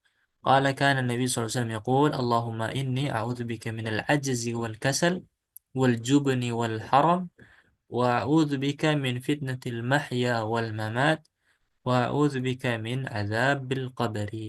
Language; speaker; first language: Arabic; non-native, fluent; Indonesian